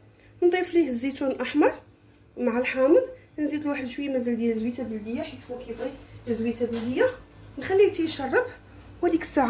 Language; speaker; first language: Arabic; native; Arabic